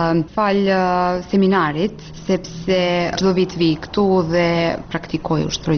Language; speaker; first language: Albanian; non-native, fluent; Serbian